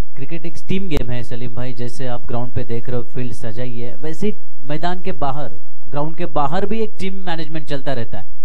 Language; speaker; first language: Hindi; non-native, local second language; Marathi